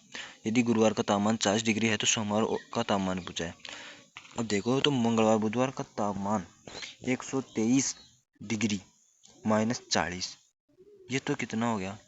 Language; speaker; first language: Hindi; native; Hindi